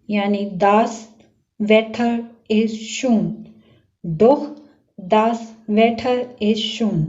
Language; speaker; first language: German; non-native, learner; Urdu